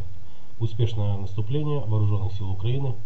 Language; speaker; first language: Russian; native; Russian